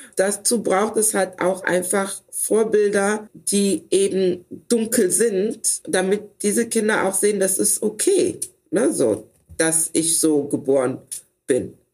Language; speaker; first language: German; early bilingual, other home language; Ewe